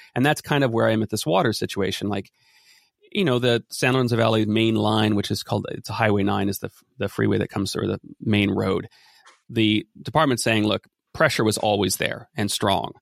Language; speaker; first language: English; native; English